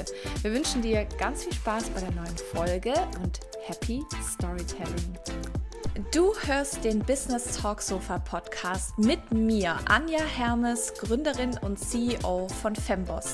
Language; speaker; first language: German; native; German